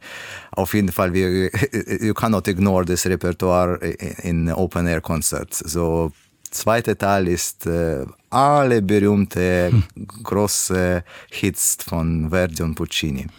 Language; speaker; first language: German; non-native, learner; Russian